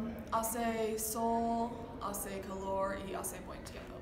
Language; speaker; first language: Spanish; non-native, learner; English